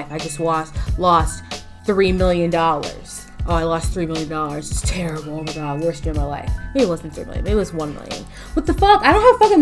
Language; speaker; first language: English; native; English